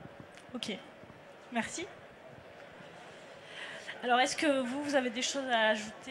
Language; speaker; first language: French; native; French